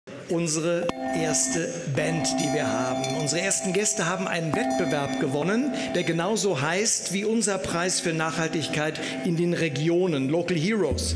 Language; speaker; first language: German; native; German